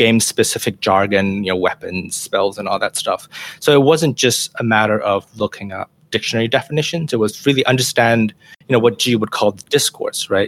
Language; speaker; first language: English; non-native, local second language; Chinese